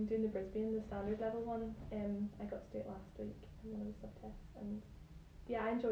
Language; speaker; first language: English; native; English